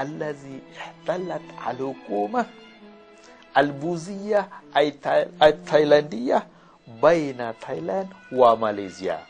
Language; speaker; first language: Arabic; non-native, learner; Malay